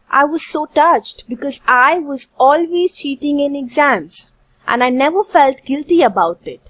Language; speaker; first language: English; non-native, local second language; Hindi